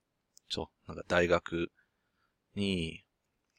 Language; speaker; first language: Japanese; non-native, learner; English